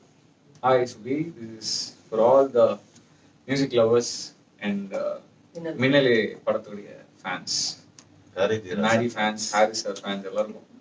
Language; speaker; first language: Tamil; native; Tamil